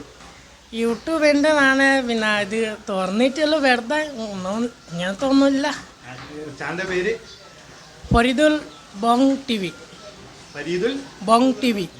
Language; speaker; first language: Malayalam; non-native, local second language; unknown